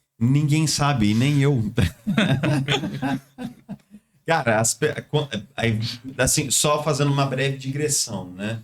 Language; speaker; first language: Portuguese; native; Portuguese